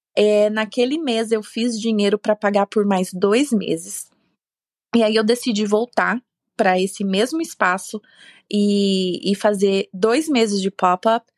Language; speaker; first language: Portuguese; native; Portuguese